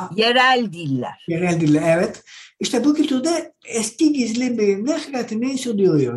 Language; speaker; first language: Turkish; non-native, learner; Greek